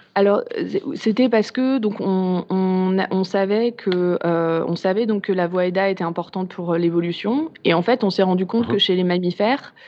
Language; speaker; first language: French; native; French